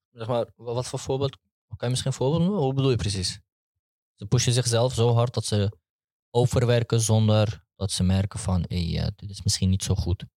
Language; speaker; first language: Dutch; native; Dutch